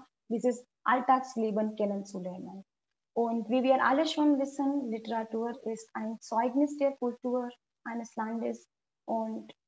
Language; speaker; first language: German; non-native, fluent; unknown